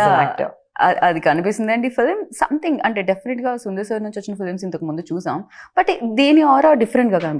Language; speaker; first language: Telugu; native; Telugu